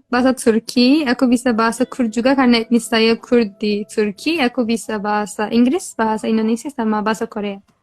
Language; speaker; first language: Indonesian; non-native, fluent; Turkish